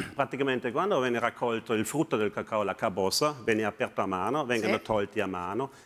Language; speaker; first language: Italian; non-native, fluent; German